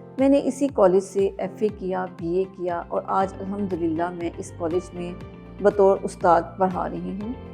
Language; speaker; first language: Urdu; native; Urdu